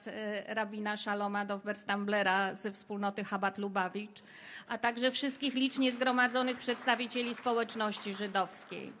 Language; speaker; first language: Polish; native; Polish